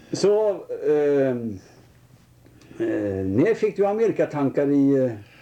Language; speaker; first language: Swedish; native; Swedish